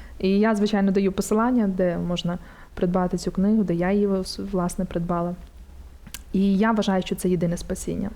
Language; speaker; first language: Ukrainian; native; Ukrainian